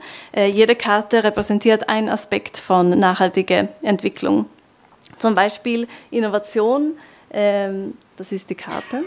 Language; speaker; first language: German; non-native, fluent; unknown